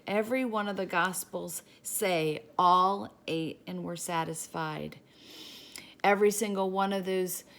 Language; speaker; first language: English; native; English